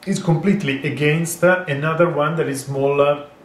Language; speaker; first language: English; non-native, fluent; Italian